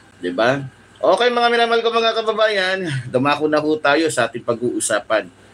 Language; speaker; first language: Filipino; native; Filipino